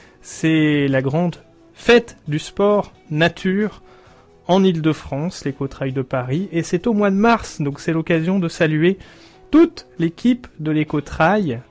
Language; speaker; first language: French; native; French